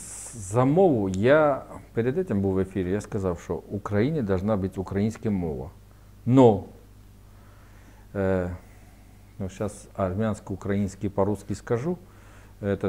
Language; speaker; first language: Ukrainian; non-native, learner; Armenian